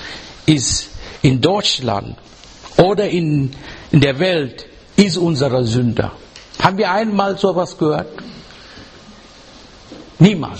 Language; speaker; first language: German; non-native, learner; English